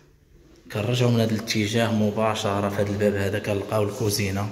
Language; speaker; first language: Arabic; native; Arabic